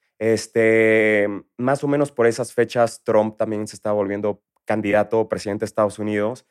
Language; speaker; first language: Spanish; native; Spanish